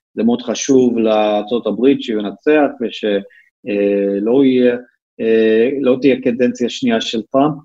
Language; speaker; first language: Hebrew; non-native, fluent; English